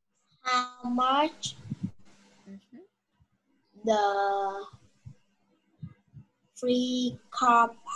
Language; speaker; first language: English; non-native, learner; Vietnamese